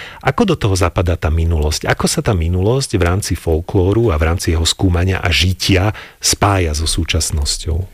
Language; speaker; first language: Slovak; native; Slovak